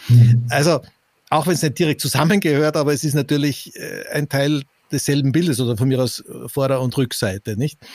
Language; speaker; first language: German; native; German